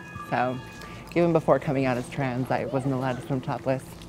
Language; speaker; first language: English; early bilingual, other home language; Japanese